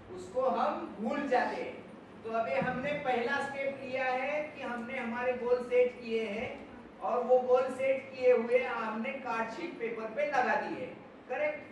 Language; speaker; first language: Hindi; non-native, local second language; Marathi